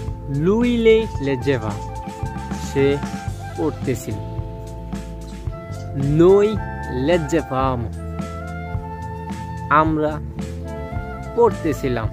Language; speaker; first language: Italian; non-native, learner; Bangla